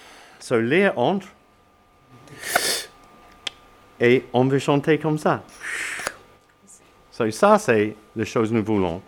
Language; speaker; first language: French; non-native, learner; English